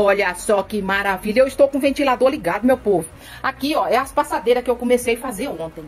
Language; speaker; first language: Portuguese; native; Portuguese